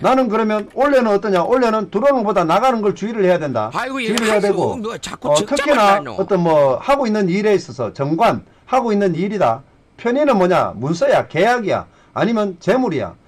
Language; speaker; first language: Korean; native; Korean